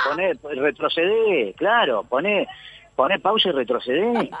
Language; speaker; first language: Spanish; native; Spanish